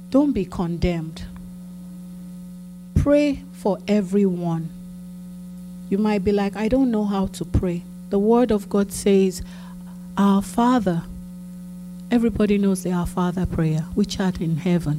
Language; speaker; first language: English; non-native, local second language; Yoruba